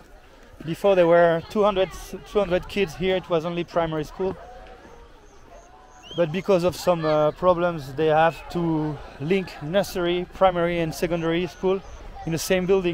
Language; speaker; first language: English; non-native, fluent; French